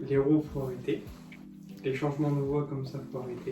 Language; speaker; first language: French; native; French